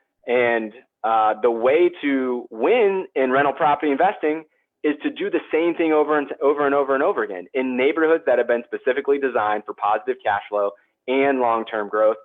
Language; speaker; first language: English; native; English